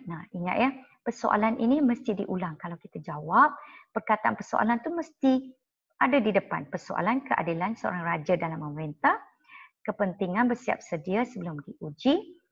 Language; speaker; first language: Malay; non-native, local second language; Chinese